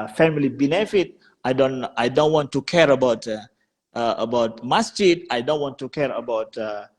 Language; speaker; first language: English; non-native, learner; Indonesian